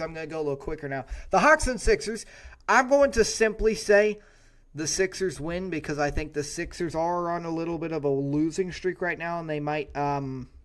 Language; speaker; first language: English; native; English